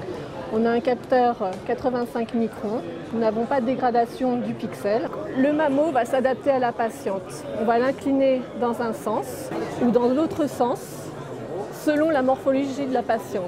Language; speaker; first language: French; native; French